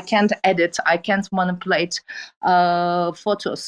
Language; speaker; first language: English; non-native, fluent; Turkish